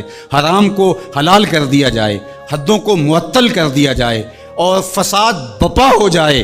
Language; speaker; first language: Urdu; native; Urdu